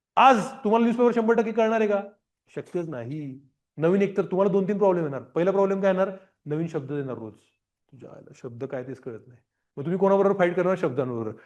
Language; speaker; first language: Marathi; non-native, local second language; Gujarati